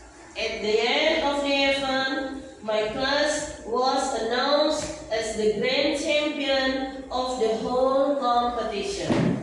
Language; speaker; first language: English; non-native, fluent; Indonesian